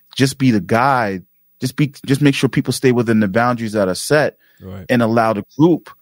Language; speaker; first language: English; native; English